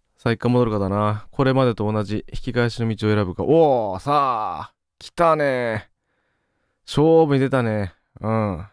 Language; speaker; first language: Japanese; native; Japanese